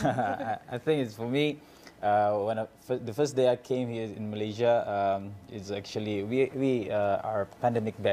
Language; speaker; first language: English; non-native, fluent; Indonesian